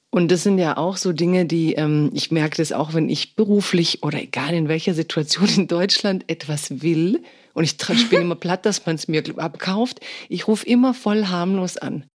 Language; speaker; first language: German; early bilingual, other home language; Croatian